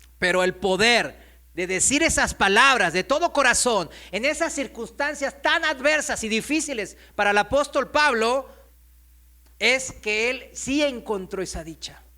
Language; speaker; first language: Spanish; non-native, fluent; Korean